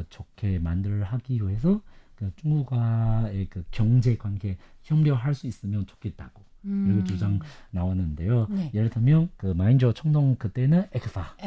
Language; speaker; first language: Korean; non-native, fluent; Chinese